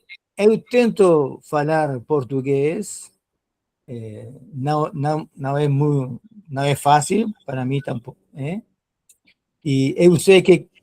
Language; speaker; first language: Portuguese; non-native, learner; Spanish